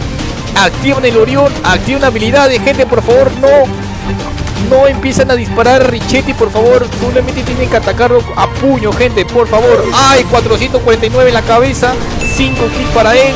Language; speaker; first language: Spanish; native; Spanish